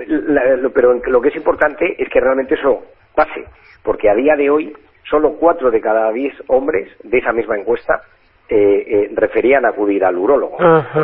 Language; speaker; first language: Spanish; native; Spanish